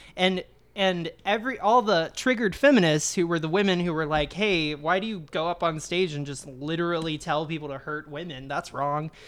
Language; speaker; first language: English; native; English